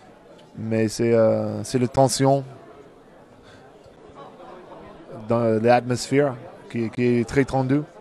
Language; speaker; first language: French; non-native, fluent; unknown